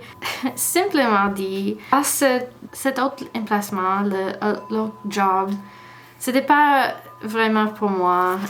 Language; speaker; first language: French; non-native, learner; English